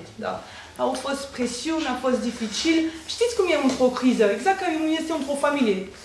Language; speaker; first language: Romanian; non-native, fluent; French